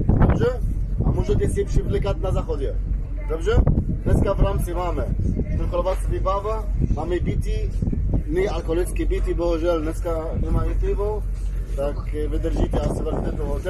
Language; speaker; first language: Czech; non-native, fluent; Arabic